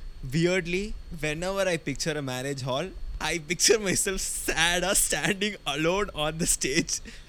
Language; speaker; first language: English; non-native, local second language; Tamil